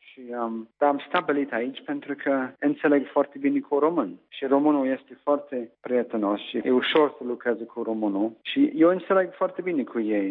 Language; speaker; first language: Romanian; non-native, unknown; English